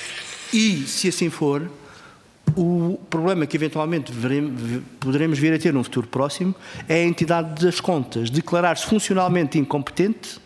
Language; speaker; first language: Portuguese; native; Portuguese